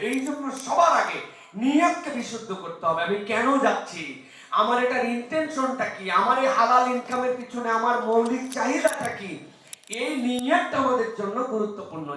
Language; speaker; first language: Bangla; native; Bangla